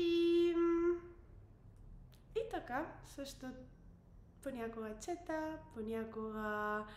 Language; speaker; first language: Bulgarian; non-native, learner; English